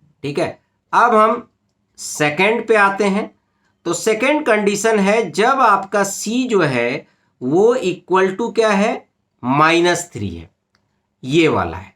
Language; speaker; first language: Hindi; native; Hindi